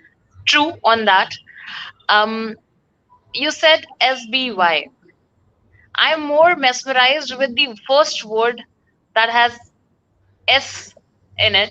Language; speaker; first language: English; non-native, local second language; Hindi